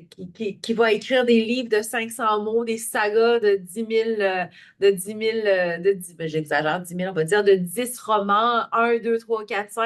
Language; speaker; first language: French; native; French